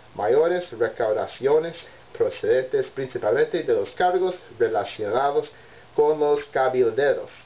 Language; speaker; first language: Spanish; non-native, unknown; English